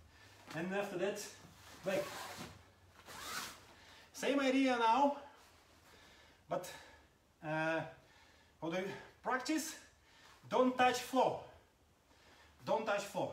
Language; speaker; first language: English; non-native, learner; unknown